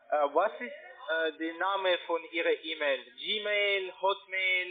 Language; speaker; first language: German; non-native, learner; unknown